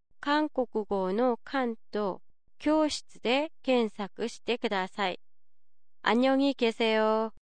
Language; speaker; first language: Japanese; non-native, fluent; Korean